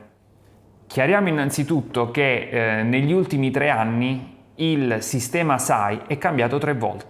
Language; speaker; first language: Italian; native; Italian